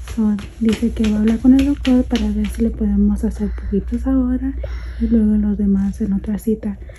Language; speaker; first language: Spanish; early bilingual, other home language; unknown